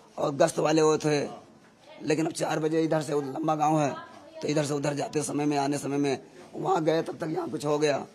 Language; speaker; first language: Hindi; native; Hindi